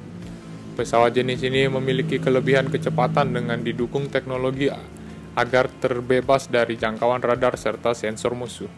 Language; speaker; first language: Indonesian; native; Indonesian